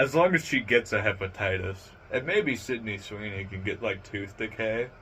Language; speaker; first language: English; native; English